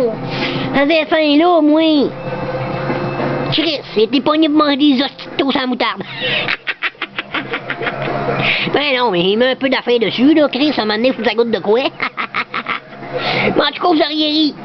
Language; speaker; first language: French; native; French